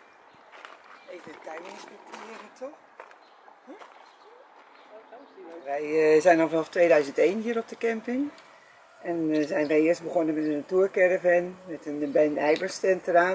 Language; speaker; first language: Dutch; native; Dutch